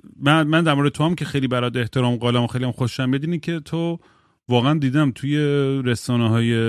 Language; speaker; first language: Persian; early bilingual, heritage; Persian